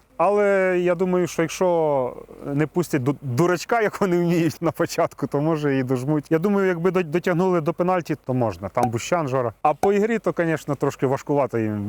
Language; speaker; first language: Ukrainian; native; Ukrainian